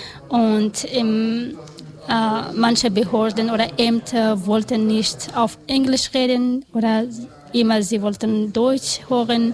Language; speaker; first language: German; non-native, learner; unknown